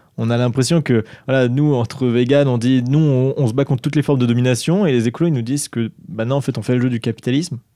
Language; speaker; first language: French; native; French